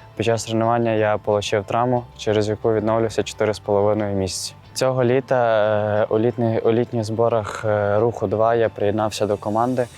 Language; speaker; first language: Ukrainian; native; Ukrainian